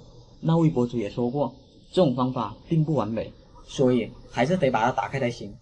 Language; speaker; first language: Chinese; native; Chinese